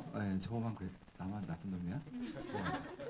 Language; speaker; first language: Korean; native; Korean